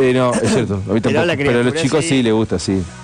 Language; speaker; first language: Spanish; native; Spanish